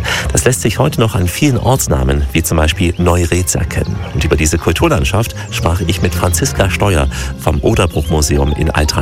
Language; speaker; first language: German; native; German